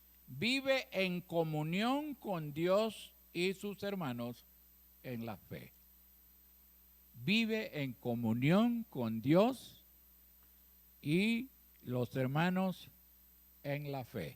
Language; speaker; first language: Spanish; native; Spanish